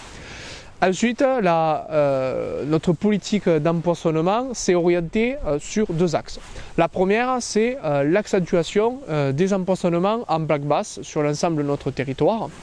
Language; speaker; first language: French; native; French